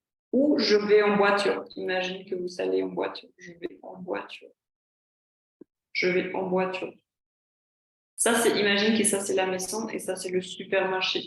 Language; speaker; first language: French; non-native, fluent; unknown